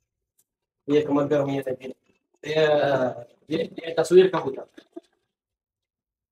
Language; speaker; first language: Hindi; non-native, learner; Arabic